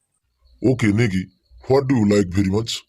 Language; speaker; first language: English; non-native, local second language; Bangla